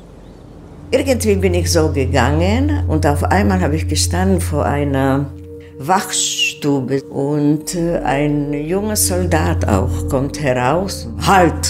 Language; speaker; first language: German; non-native, fluent; Czech